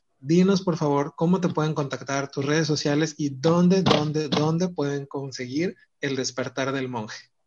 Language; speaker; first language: Spanish; native; Spanish